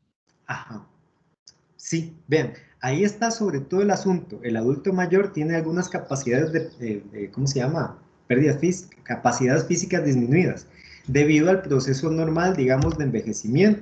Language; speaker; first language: Spanish; native; Spanish